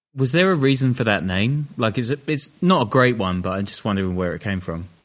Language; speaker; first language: English; native; English